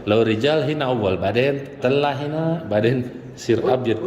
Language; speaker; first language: Arabic; non-native, learner; Indonesian